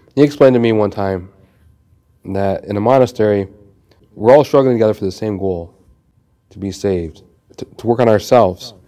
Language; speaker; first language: English; native; English